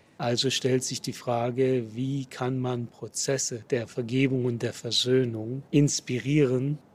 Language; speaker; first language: German; native; German